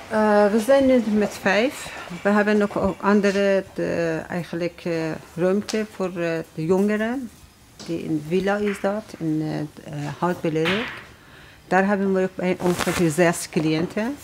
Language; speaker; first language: Dutch; non-native, fluent; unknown